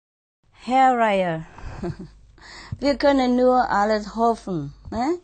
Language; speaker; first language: German; non-native, learner; Vietnamese